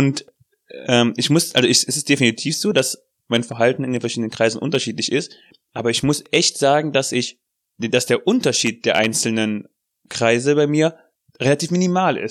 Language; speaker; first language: German; native; German